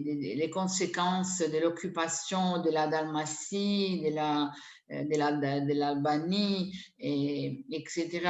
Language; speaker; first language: French; non-native, fluent; Italian